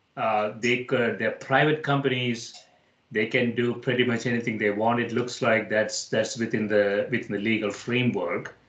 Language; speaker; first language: English; non-native, local second language; Malayalam